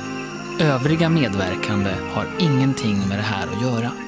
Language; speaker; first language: Swedish; native; Swedish